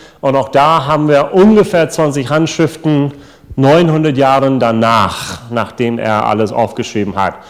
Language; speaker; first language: German; non-native, fluent; English